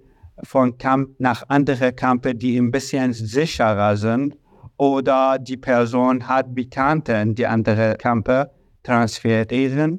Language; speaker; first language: German; non-native, learner; Arabic